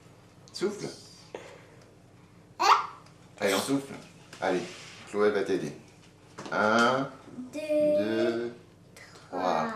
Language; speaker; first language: French; native; French